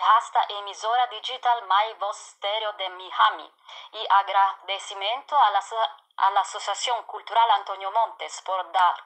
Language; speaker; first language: Spanish; non-native, learner; Italian